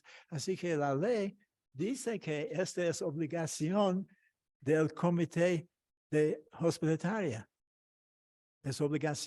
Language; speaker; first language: Spanish; non-native, fluent; English